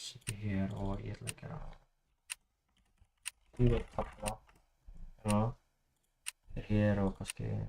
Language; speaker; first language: Icelandic; non-native, learner; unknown